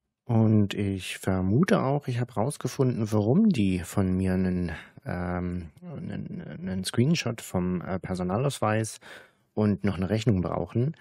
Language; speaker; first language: German; native; German